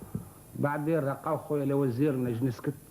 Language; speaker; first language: Arabic; native; Arabic